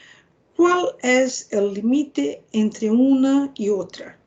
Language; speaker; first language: Spanish; non-native, fluent; Portuguese